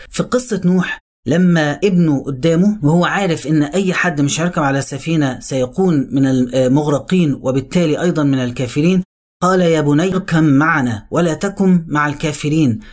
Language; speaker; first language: Arabic; native; Arabic